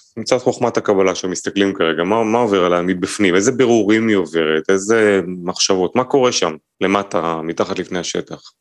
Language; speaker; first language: Hebrew; native; Hebrew